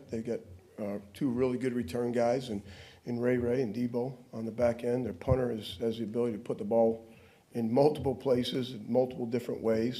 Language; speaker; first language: English; native; English